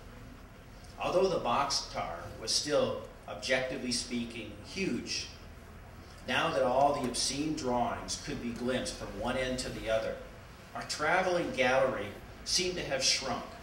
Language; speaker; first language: English; native; English